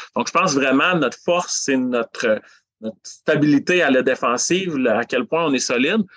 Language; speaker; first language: French; native; French